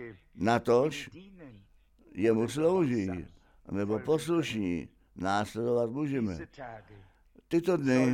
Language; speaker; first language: Czech; non-native, fluent; German